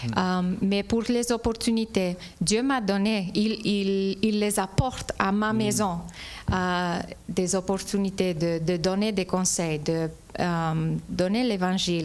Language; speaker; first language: French; non-native, fluent; English